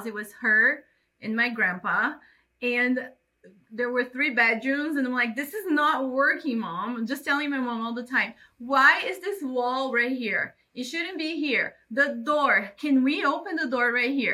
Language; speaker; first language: English; non-native, fluent; Portuguese